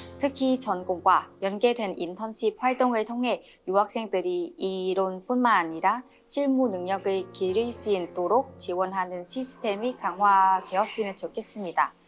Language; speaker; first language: Korean; non-native, learner; Vietnamese